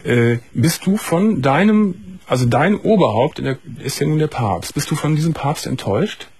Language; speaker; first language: German; native; German